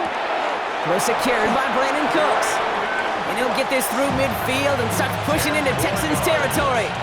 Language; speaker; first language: English; native; English